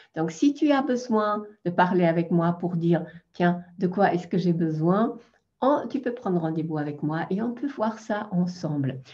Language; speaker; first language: French; non-native, fluent; German